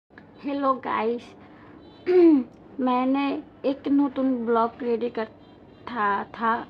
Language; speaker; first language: Hindi; non-native, learner; Bangla